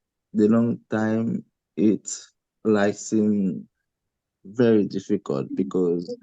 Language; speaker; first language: English; non-native, learner; Haitian Creole